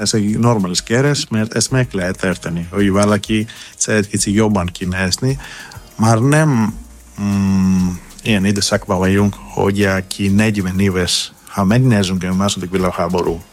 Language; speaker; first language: Hungarian; non-native, learner; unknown